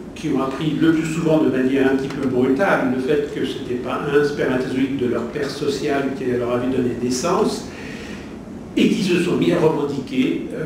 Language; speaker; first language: French; native; French